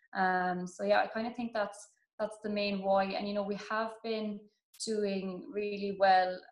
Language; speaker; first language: English; native; English